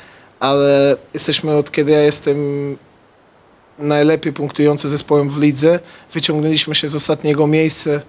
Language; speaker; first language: Polish; non-native, fluent; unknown